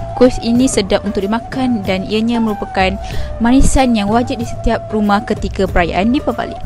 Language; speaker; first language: Malay; native; Malay